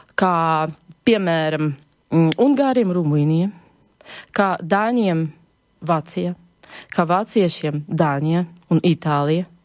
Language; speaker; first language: Latvian; non-native, local second language; Russian